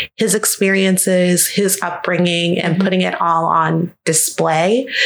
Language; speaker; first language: English; native; English